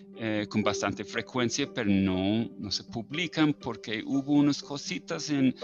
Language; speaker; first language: Spanish; non-native, fluent; English